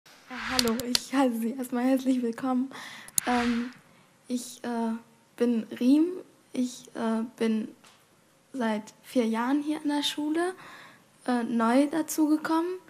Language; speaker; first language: German; non-native, fluent; Arabic